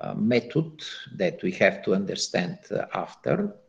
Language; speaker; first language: English; non-native, fluent; Bulgarian